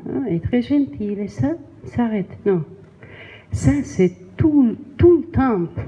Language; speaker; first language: French; non-native, learner; Spanish